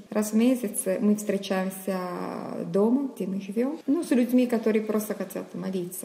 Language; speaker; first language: Russian; non-native, fluent; Italian